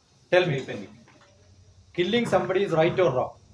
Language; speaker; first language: English; non-native, local second language; Malayalam